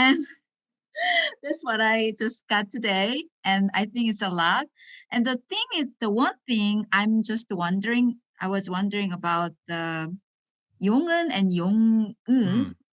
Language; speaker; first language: English; non-native, learner; Korean